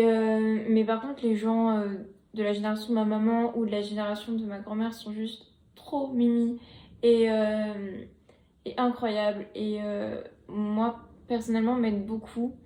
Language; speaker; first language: French; native; French